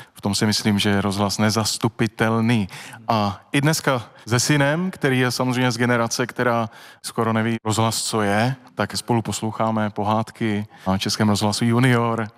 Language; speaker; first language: Czech; native; Czech